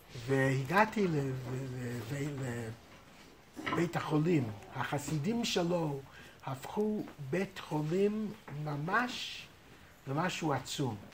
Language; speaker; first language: Hebrew; non-native, fluent; English